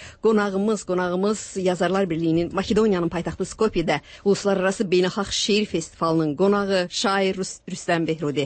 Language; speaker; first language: Azerbaijani; native; Azerbaijani